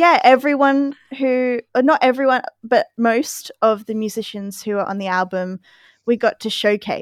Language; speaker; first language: English; native; English